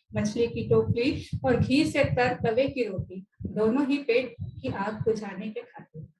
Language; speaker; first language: Hindi; non-native, local second language; Marathi